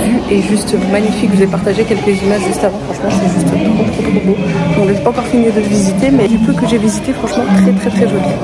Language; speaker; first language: French; early bilingual, other home language; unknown